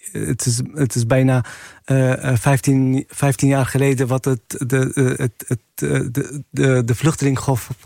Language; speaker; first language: Dutch; non-native, fluent; Arabic